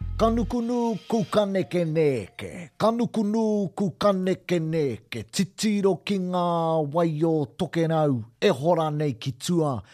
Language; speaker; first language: Māori; non-native, local second language; English